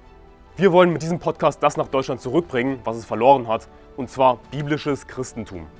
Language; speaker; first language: German; native; German